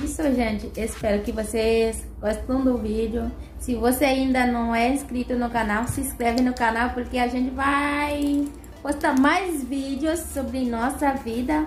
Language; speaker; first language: Portuguese; non-native, fluent; Haitian Creole